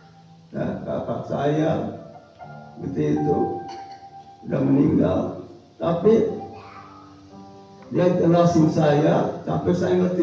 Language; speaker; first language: Indonesian; non-native, fluent; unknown